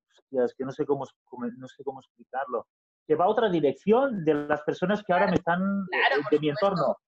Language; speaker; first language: Spanish; non-native, local second language; Catalan